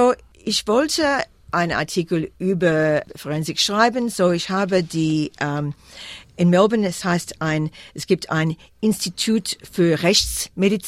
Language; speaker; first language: German; non-native, fluent; English